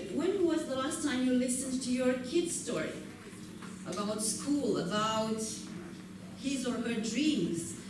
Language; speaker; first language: English; non-native, fluent; Romanian